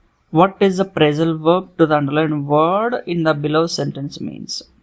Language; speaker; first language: English; non-native, local second language; Telugu